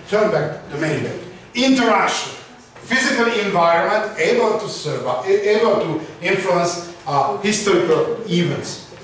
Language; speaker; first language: English; non-native, learner; Hungarian